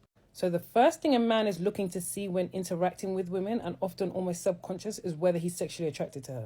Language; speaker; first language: English; native; English